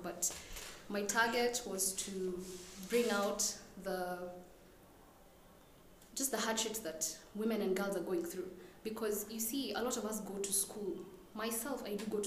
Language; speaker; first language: English; non-native, local second language; Somali